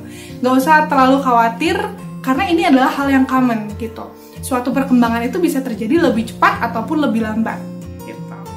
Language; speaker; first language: Indonesian; native; Indonesian